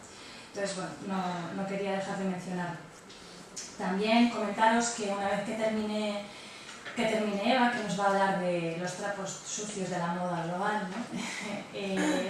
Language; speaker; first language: Spanish; non-native, local second language; Basque